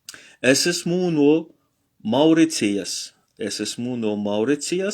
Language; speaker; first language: Latvian; non-native, learner; Morisyen